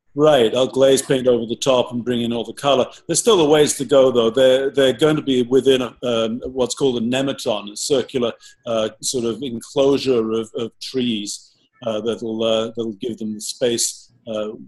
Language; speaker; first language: English; native; English